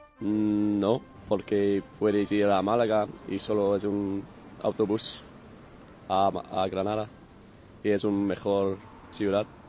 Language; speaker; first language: Spanish; non-native, learner; English